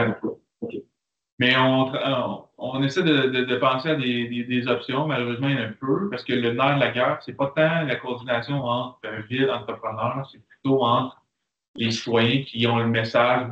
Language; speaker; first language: French; native; French